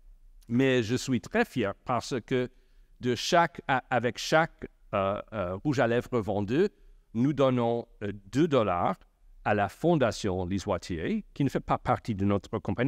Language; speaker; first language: French; non-native, local second language; English